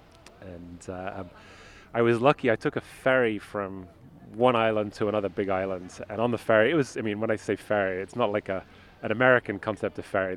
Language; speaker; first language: English; native; English